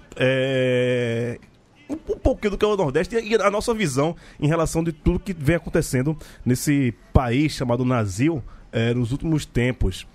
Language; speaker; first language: Portuguese; native; Portuguese